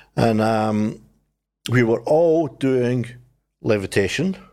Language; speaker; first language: English; native; English